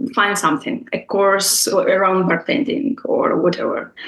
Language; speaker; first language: English; non-native, fluent; Russian